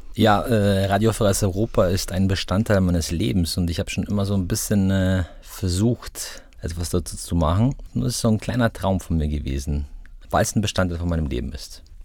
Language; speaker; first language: German; early bilingual, other home language; Polish